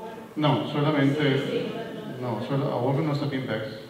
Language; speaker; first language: Spanish; non-native, learner; Papiamento